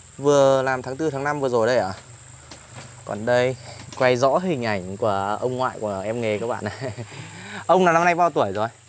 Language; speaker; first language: Vietnamese; native; Vietnamese